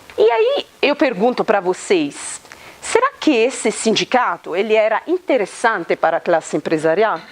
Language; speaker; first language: Portuguese; non-native, fluent; Italian